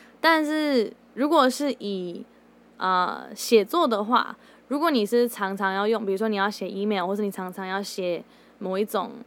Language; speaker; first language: Chinese; early bilingual, heritage; Chinese